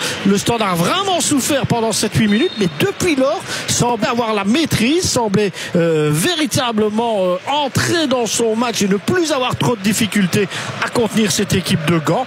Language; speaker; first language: French; native; French